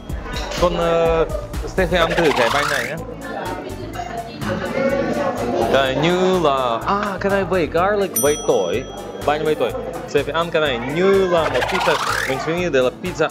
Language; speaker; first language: Vietnamese; non-native, learner; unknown